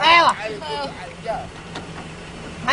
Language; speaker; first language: Arabic; native; Arabic